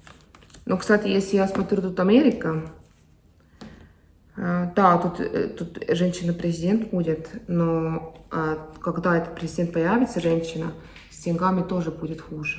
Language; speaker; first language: Russian; non-native, fluent; Estonian